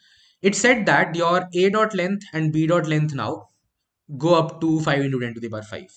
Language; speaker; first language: English; non-native, local second language; Hindi